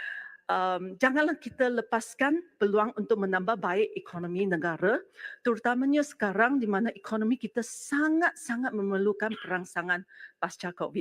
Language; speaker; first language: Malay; non-native, local second language; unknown